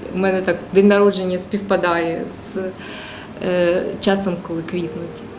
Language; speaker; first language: Ukrainian; non-native, fluent; Tajik